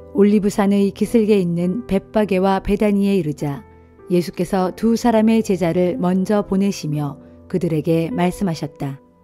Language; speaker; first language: Korean; native; Korean